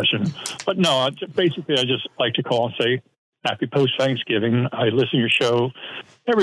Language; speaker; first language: English; native; English